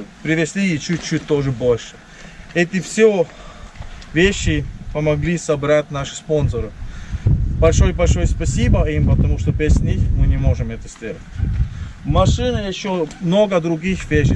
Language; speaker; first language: Russian; non-native, learner; Estonian